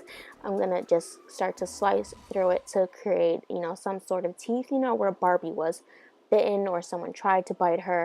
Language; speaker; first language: English; native; English